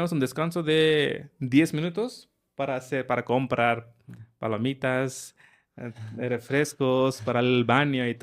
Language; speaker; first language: Spanish; non-native, fluent; Hindi